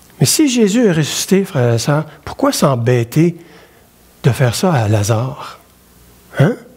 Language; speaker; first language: French; native; French